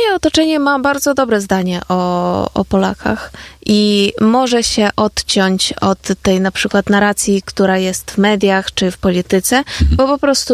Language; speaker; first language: Polish; non-native, fluent; Ukrainian